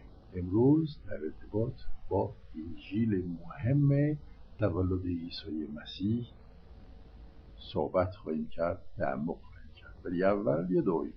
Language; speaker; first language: Persian; non-native, fluent; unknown